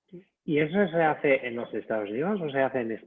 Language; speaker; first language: Spanish; non-native, fluent; English